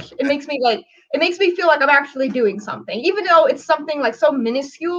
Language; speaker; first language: English; native; English